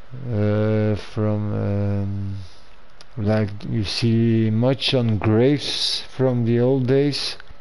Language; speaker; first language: English; non-native, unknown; Dutch